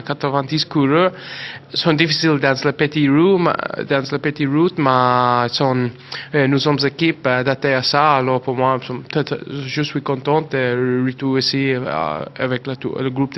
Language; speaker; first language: French; non-native, learner; English